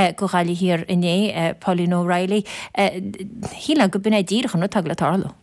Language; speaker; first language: Irish; native; Irish